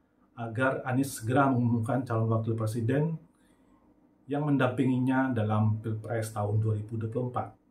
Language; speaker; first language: Indonesian; native; Indonesian